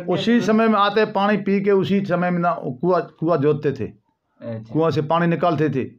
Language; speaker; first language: Hindi; native; Hindi